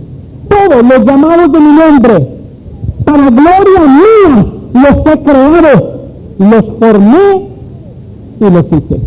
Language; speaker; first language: Spanish; native; Spanish